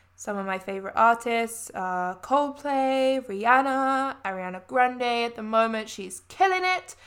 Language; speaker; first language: English; native; English